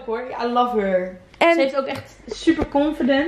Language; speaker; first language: Dutch; native; Dutch